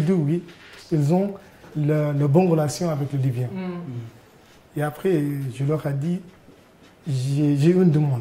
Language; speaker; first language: French; non-native, learner; Arabic